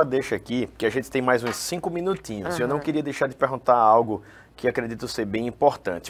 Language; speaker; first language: Portuguese; native; Portuguese